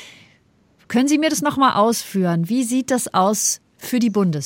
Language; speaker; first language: German; native; German